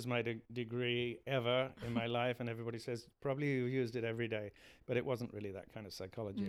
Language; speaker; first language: English; native; English